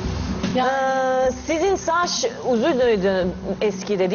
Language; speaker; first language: Turkish; non-native, learner; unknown